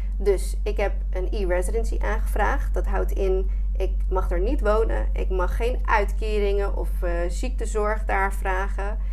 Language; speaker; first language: Dutch; non-native, fluent; English